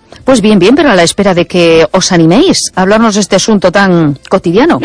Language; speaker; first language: Spanish; native; Spanish